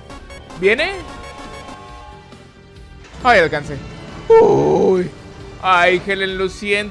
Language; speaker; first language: Spanish; native; Spanish